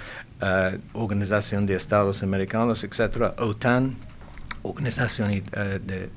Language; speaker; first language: Spanish; non-native, fluent; English